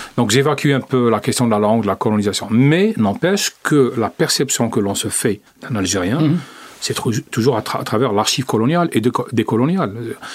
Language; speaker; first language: French; non-native, local second language; Arabic